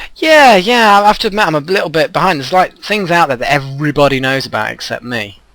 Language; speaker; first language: English; native; English